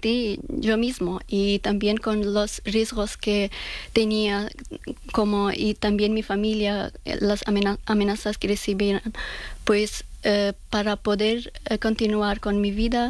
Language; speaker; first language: Spanish; non-native, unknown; Persian